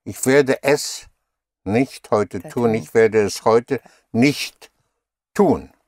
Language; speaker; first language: German; non-native, fluent; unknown